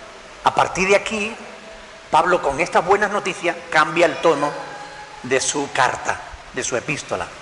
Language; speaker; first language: Spanish; native; Spanish